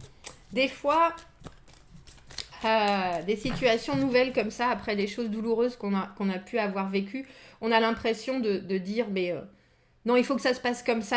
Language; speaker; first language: French; native; French